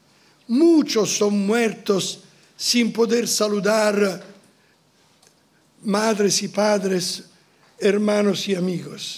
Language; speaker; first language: Spanish; non-native, fluent; Italian